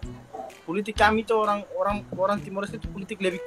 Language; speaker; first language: Indonesian; non-native, local second language; Tetum